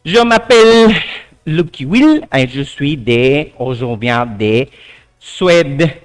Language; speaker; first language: French; non-native, learner; Spanish